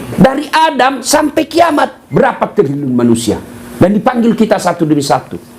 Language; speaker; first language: Indonesian; non-native, local second language; Buginese